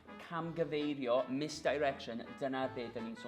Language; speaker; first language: Welsh; native; Welsh